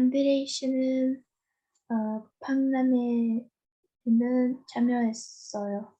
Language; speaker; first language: Korean; non-native, learner; Russian